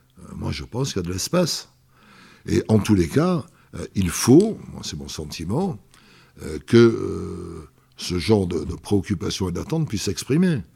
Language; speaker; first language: French; native; French